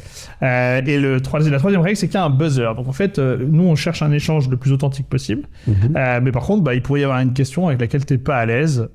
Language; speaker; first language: French; native; French